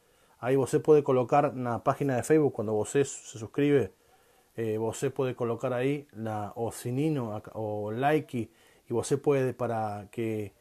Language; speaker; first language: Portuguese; non-native, learner; Spanish